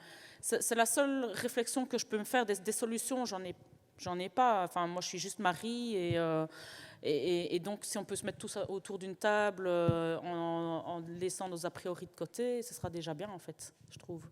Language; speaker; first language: French; native; French